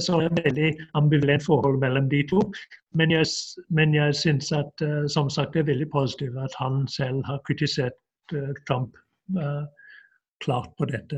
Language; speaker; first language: Norwegian; non-native, fluent; English